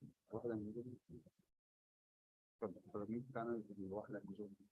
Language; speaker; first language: Arabic; native; Arabic